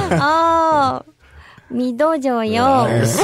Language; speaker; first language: Korean; non-native, learner; Japanese